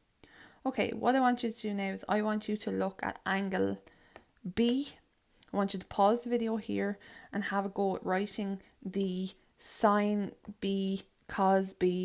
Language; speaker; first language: English; native; English